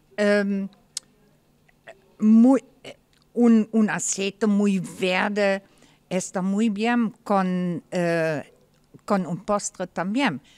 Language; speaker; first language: Spanish; non-native, learner; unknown